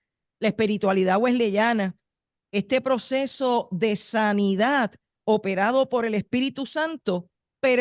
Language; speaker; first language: Spanish; native; Spanish